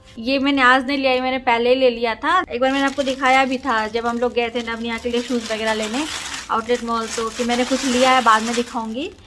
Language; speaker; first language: Hindi; native; Hindi